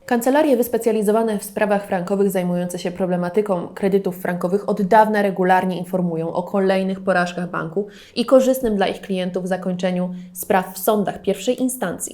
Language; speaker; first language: Polish; native; Polish